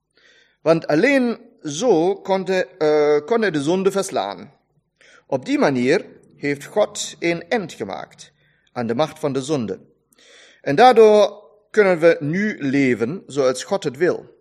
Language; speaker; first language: Dutch; non-native, fluent; German